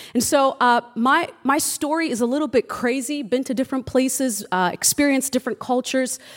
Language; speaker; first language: English; early bilingual, other home language; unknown